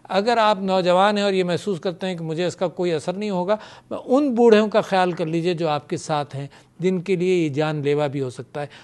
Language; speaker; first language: Urdu; native; Urdu